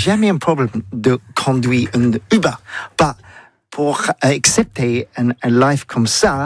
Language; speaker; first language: French; non-native, learner; English